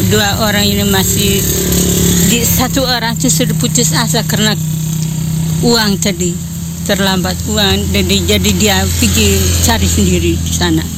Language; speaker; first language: Indonesian; non-native, local second language; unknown